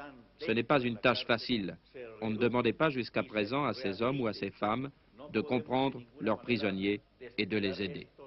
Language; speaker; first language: French; native; French